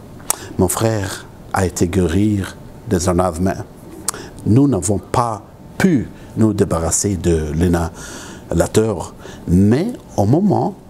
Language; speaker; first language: French; non-native, local second language; Arabic